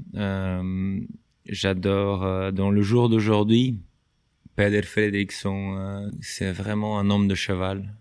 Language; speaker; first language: French; non-native, fluent; Portuguese